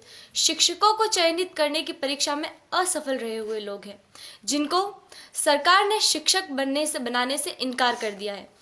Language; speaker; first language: Hindi; native; Hindi